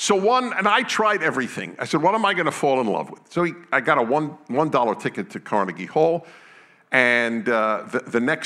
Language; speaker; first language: English; native; English